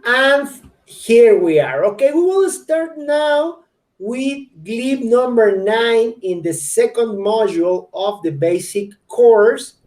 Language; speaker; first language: English; non-native, fluent; Spanish